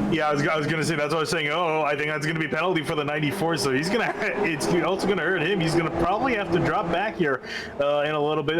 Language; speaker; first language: English; native; English